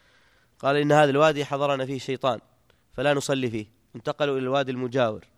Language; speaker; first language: Arabic; native; Arabic